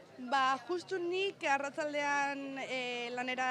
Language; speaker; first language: Basque; non-native, local second language; Spanish